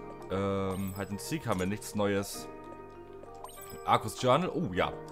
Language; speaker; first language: German; native; German